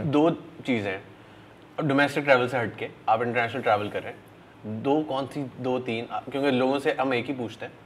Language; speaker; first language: Urdu; native; Urdu